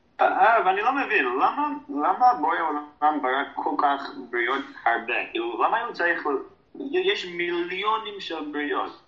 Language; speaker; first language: Hebrew; non-native, fluent; English